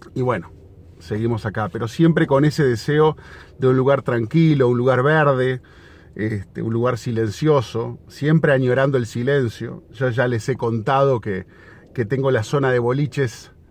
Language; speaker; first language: Spanish; native; Spanish